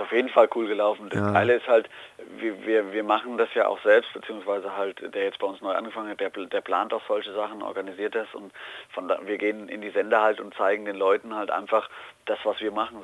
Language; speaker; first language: German; native; German